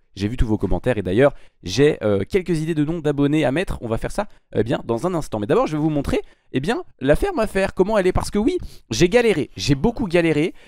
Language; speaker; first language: French; native; French